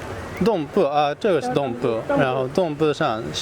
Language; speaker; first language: Chinese; non-native, learner; Japanese